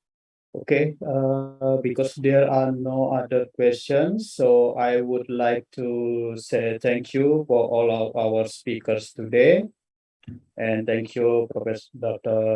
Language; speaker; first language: English; non-native, fluent; Indonesian